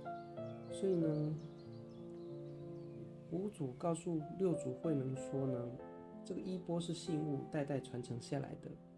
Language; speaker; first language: Chinese; native; Chinese